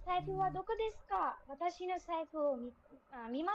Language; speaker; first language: Japanese; non-native, learner; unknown